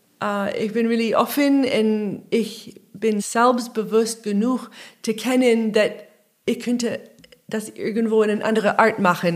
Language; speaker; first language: German; non-native, learner; English